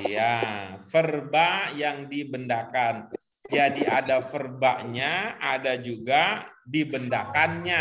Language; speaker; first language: Indonesian; native; Indonesian